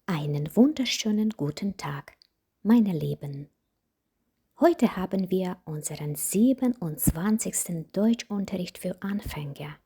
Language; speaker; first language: German; non-native, fluent; Ukrainian